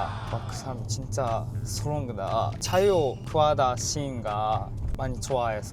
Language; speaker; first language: Korean; non-native, learner; Japanese